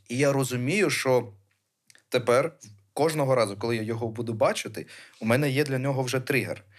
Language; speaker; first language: Ukrainian; early bilingual, other home language; Armenian